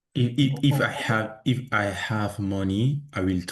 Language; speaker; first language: English; non-native, learner; French